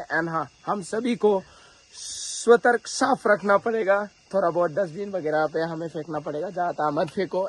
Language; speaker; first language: Hindi; native; Hindi